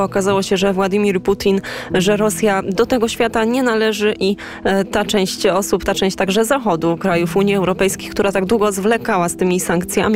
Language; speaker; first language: Polish; native; Polish